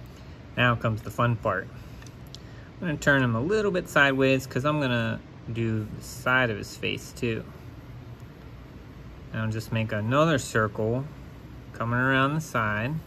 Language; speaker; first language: English; native; English